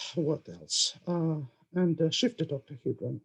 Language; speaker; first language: English; non-native, fluent; Russian